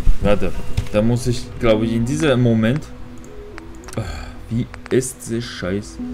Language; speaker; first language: German; non-native, fluent; Polish